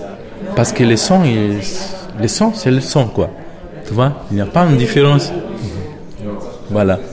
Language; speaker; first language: French; non-native, fluent; Spanish